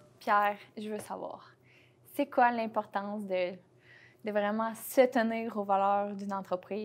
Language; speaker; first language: French; native; French